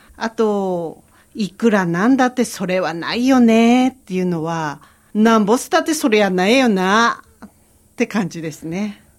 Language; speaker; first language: Japanese; native; Japanese